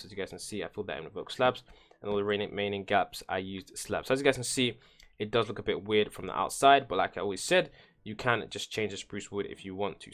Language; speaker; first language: English; native; English